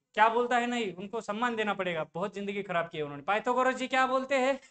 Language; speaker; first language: Hindi; non-native, local second language; Marathi